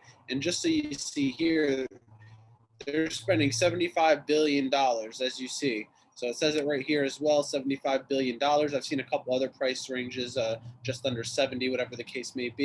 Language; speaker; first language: English; native; English